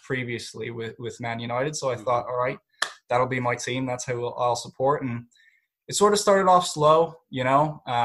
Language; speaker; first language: English; native; English